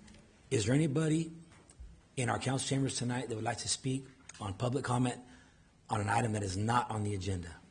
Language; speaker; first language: English; native; English